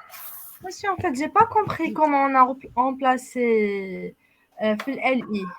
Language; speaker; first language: French; non-native, local second language; Arabic